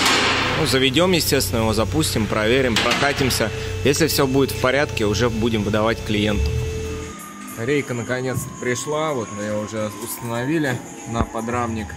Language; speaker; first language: Russian; native; Russian